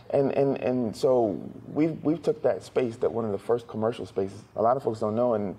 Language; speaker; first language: English; native; English